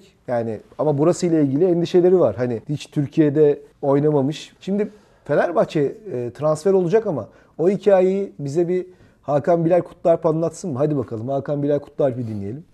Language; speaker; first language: Turkish; native; Turkish